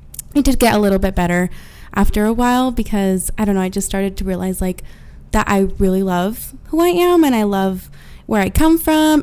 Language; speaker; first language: English; early bilingual, other home language; Spanish